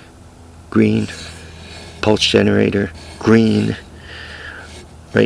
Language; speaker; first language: English; native; English